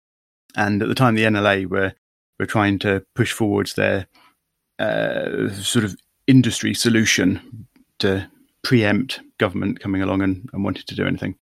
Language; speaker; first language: English; native; English